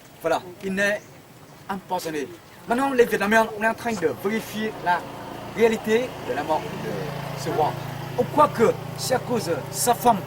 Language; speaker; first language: French; non-native, fluent; Vietnamese